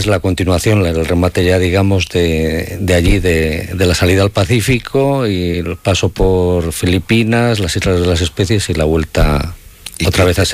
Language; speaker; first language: Spanish; native; Spanish